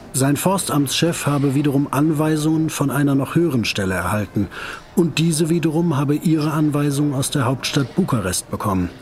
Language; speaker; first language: German; native; German